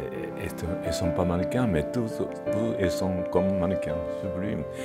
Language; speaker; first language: French; non-native, fluent; Japanese